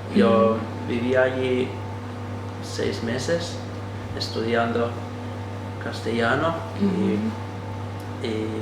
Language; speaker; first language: Spanish; non-native, learner; Finnish